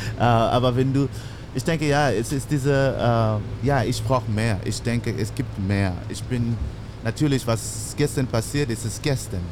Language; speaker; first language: German; non-native, learner; English